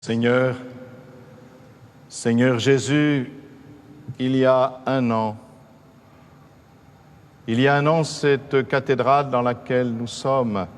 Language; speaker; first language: French; native; French